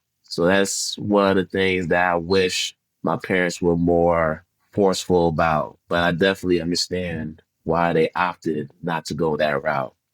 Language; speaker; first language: English; early bilingual, other home language; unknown